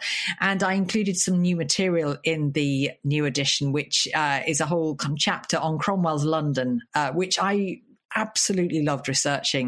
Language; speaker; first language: English; native; English